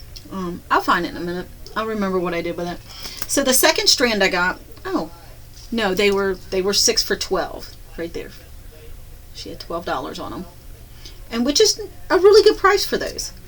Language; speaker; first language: English; native; English